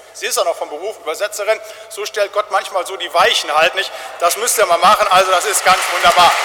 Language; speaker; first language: German; native; German